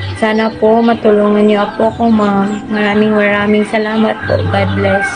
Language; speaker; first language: Filipino; non-native, local second language; Cebuano